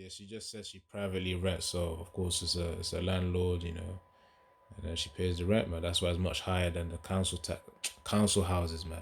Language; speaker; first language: English; native; English